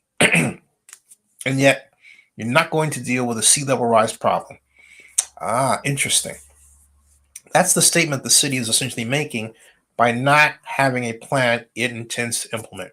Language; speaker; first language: English; native; English